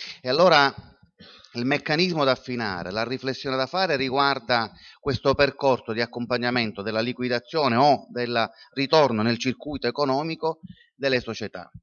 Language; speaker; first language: Italian; native; Italian